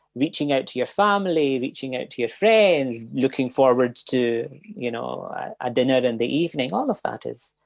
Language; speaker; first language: English; native; English